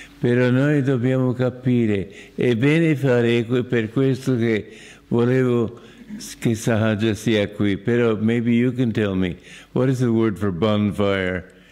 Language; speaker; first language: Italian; non-native, fluent; English